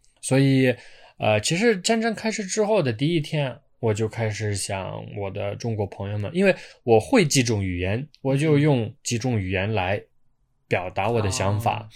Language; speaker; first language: Chinese; non-native, fluent; Ukrainian